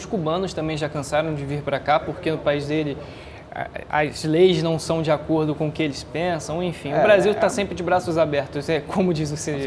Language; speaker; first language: Portuguese; native; Portuguese